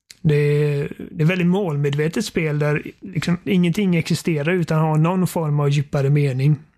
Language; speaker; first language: Swedish; native; Swedish